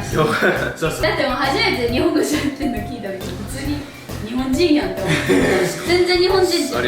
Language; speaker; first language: Japanese; native; Japanese